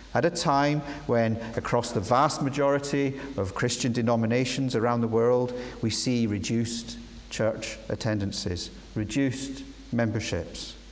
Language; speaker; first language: English; native; English